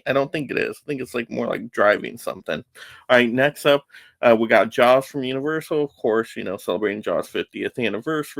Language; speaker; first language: English; native; English